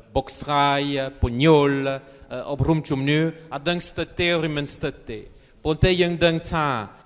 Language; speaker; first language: Khmer; non-native, fluent; French